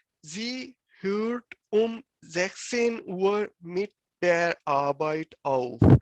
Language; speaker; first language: German; non-native, fluent; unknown